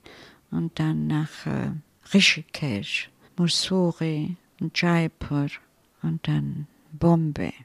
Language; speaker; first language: German; non-native, fluent; Italian